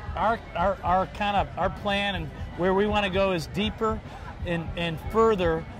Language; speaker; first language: English; native; English